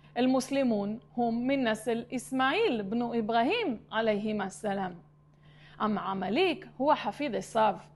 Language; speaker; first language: Arabic; non-native, fluent; Hebrew